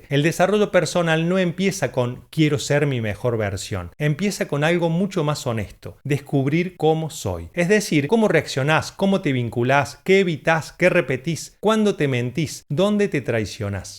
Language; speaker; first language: Spanish; native; Spanish